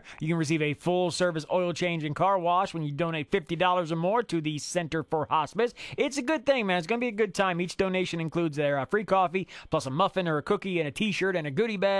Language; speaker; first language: English; native; English